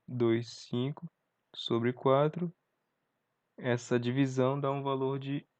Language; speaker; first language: Portuguese; native; Portuguese